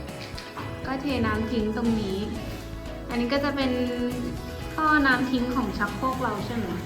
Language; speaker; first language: Thai; native; Thai